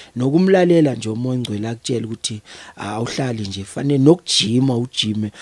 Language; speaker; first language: Zulu; native; Zulu